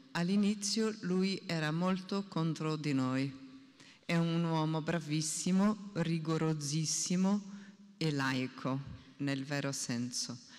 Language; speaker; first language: Italian; non-native, fluent; Portuguese